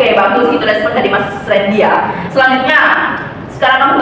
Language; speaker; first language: Indonesian; native; Indonesian